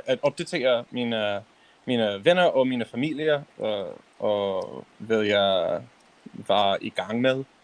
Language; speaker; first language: Danish; non-native, learner; English